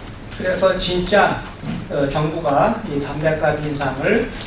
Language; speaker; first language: Korean; native; Korean